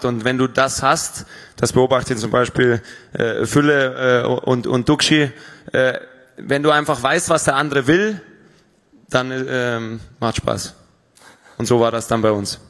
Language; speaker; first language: German; native; German